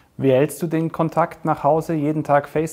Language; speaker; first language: German; native; German